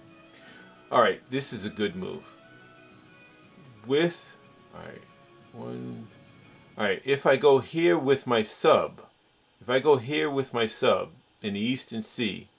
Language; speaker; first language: English; native; English